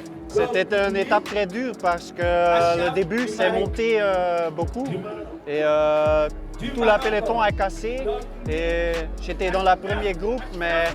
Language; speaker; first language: French; non-native, fluent; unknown